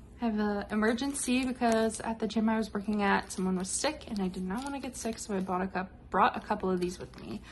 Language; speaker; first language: English; native; English